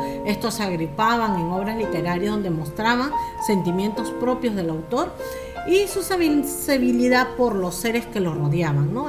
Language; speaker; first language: Spanish; native; Spanish